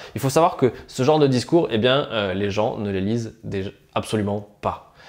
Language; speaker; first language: French; native; French